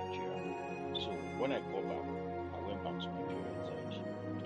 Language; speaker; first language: English; non-native, local second language; Yoruba